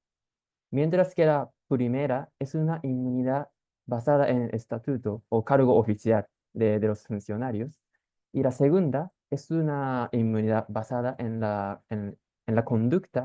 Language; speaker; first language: Spanish; non-native, fluent; Japanese